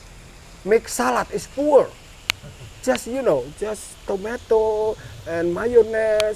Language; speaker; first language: English; non-native, learner; Indonesian